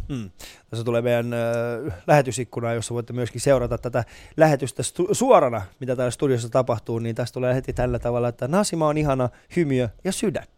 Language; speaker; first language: Finnish; early bilingual, other home language; Persian